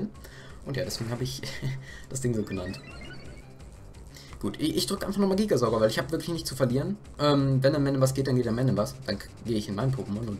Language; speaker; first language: German; native; German